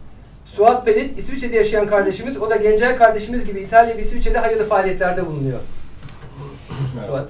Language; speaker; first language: Turkish; native; Turkish